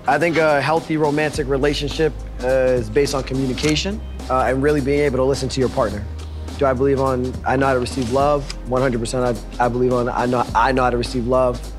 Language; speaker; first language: English; native; English